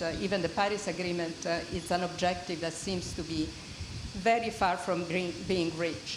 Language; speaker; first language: English; non-native, fluent; German